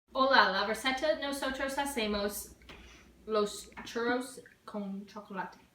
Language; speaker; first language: Spanish; non-native, learner; English